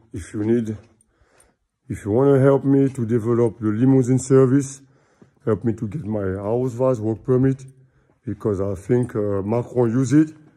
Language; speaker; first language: English; non-native, learner; French